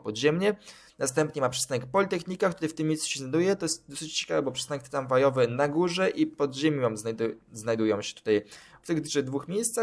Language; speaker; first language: Polish; native; Polish